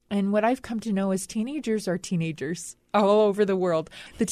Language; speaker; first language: English; native; English